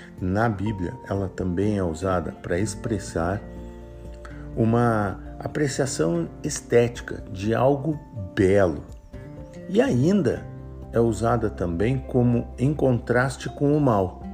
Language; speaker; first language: Portuguese; native; Portuguese